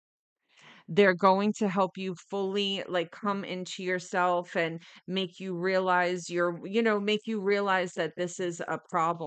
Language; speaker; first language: English; native; English